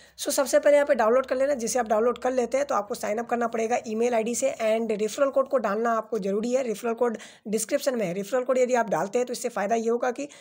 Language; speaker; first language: Hindi; native; Hindi